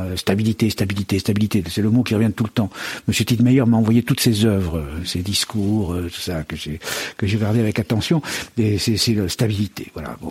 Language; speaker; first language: French; native; French